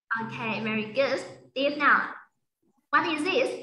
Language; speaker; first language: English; non-native, fluent; Vietnamese